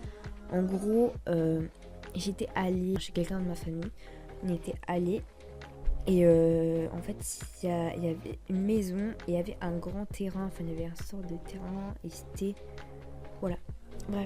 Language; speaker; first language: French; native; French